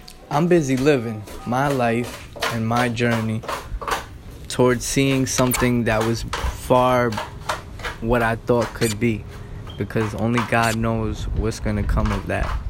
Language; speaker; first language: English; early bilingual, other home language; Spanish